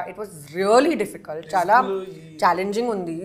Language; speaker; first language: Telugu; non-native, learner; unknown